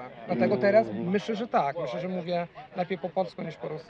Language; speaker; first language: Polish; non-native, fluent; Italian